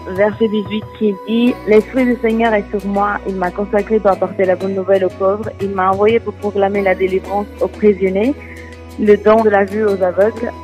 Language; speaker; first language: French; non-native, fluent; Portuguese